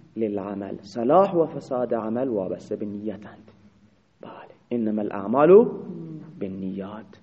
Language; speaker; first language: Persian; non-native, local second language; Baluchi